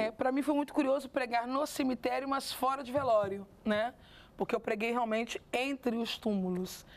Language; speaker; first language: Portuguese; native; Portuguese